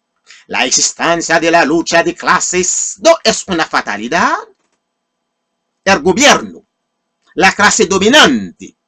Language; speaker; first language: Spanish; non-native, fluent; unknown